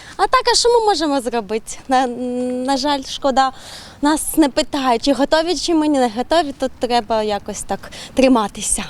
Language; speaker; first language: Ukrainian; native; Ukrainian